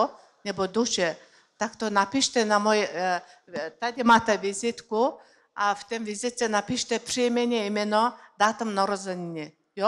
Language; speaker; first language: Czech; non-native, learner; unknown